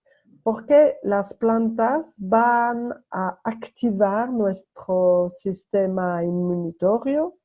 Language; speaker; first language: Spanish; non-native, learner; French